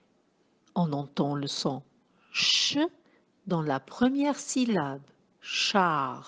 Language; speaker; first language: French; non-native, local second language; Arabic